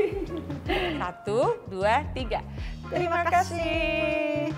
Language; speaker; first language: Indonesian; native; Indonesian